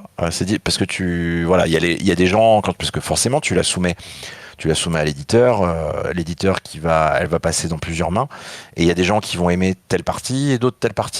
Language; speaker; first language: French; native; French